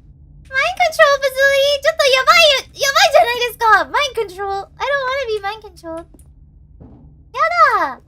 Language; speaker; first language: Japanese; non-native, fluent; English